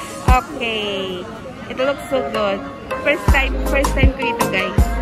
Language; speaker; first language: English; non-native, local second language; Filipino